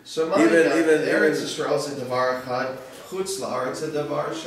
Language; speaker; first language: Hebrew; non-native, learner; English